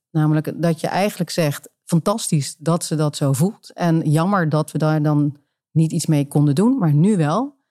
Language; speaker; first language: Dutch; native; Dutch